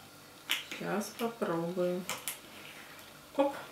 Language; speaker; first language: Russian; native; Russian